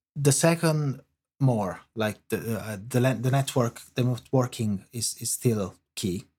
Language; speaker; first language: English; non-native, fluent; Italian